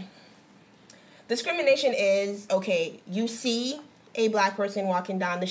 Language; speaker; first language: English; non-native, fluent; French